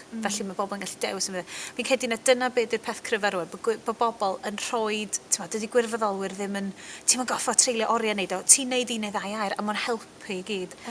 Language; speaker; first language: Welsh; native; Welsh